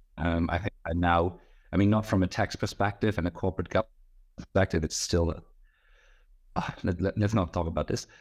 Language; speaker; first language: English; non-native, fluent; German